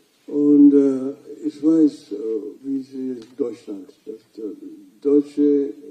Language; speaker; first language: German; non-native, fluent; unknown